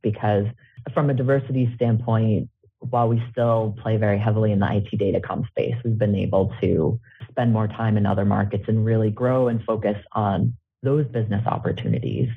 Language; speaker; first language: English; native; English